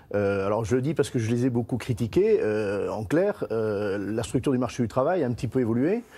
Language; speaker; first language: French; native; French